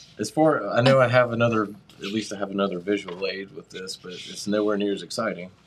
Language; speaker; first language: English; native; English